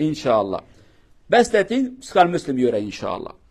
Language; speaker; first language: Norwegian; non-native, learner; Kurdish